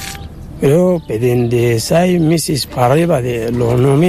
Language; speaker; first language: Spanish; non-native, learner; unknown